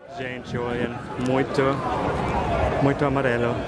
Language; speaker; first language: Portuguese; non-native, fluent; German